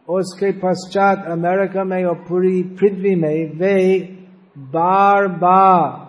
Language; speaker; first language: Hindi; non-native, fluent; English